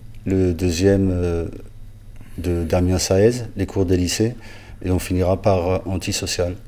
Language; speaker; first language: French; native; French